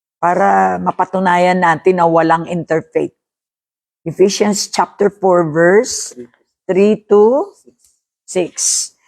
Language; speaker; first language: Filipino; non-native, local second language; Hiligaynon